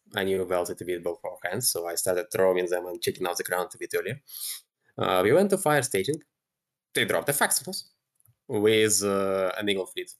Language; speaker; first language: English; non-native, fluent; Russian